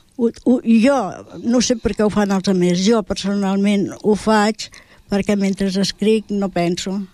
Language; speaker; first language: Catalan; non-native, local second language; Spanish